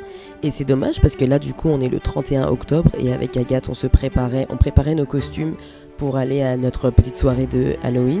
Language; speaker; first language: French; native; French